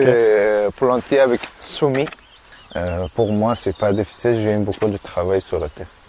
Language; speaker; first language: French; non-native, learner; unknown